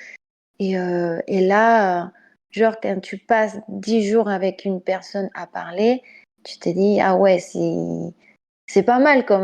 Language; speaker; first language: French; non-native, fluent; Spanish